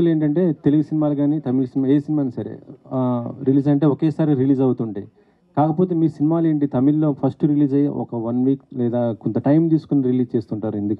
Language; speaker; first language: Telugu; native; Telugu